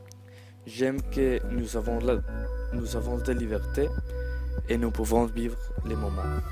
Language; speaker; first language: French; non-native, learner; Spanish